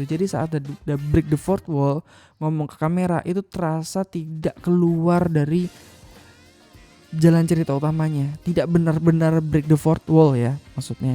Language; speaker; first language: Indonesian; native; Indonesian